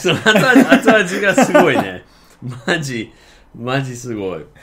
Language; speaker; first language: Japanese; non-native, fluent; English